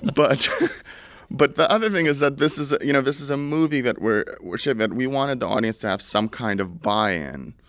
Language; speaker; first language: English; early bilingual, other home language; Russian